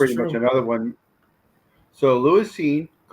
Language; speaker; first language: English; native; English